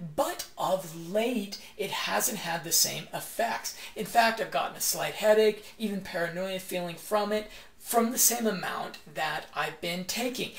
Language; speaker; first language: English; native; English